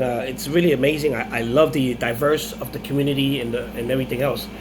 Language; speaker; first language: English; native; English